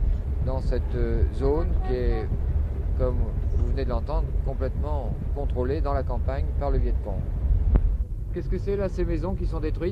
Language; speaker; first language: French; native; French